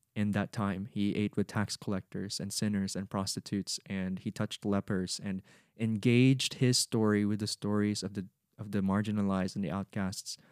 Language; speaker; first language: English; non-native, local second language; Cebuano